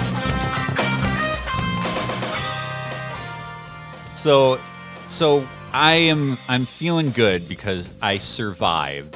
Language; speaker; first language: English; native; English